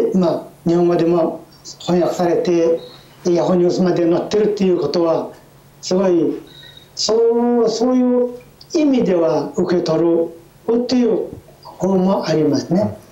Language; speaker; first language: Japanese; non-native, fluent; Mongolian